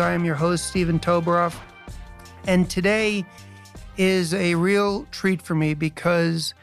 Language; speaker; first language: English; native; English